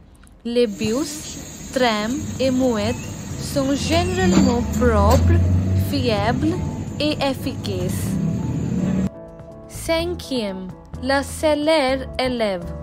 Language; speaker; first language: French; non-native, learner; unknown